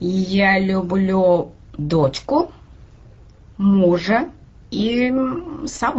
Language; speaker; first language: Russian; non-native, fluent; Finnish